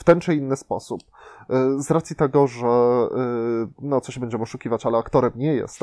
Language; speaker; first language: Polish; native; Polish